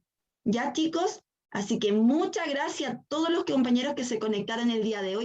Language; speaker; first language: Spanish; native; Spanish